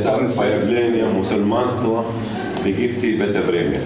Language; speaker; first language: Russian; non-native, learner; Arabic